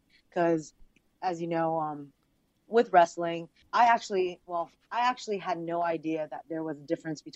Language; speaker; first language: English; early bilingual, other home language; Chinese